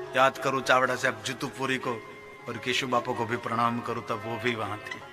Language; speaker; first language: Hindi; non-native, local second language; Gujarati